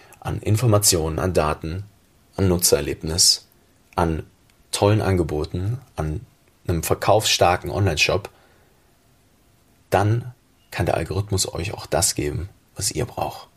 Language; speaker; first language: German; native; German